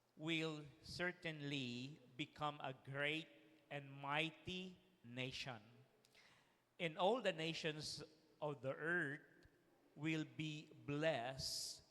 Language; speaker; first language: English; non-native, local second language; Filipino